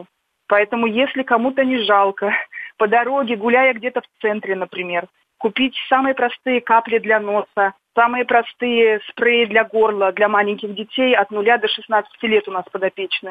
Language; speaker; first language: Russian; native; Russian